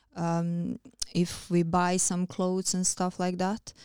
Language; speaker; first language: English; non-native, fluent; Croatian